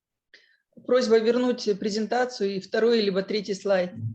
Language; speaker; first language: Russian; native; Russian